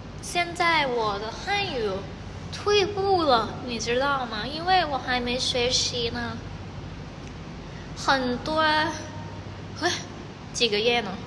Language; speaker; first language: Chinese; non-native, learner; Thai